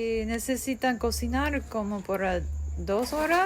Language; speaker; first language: Spanish; non-native, fluent; English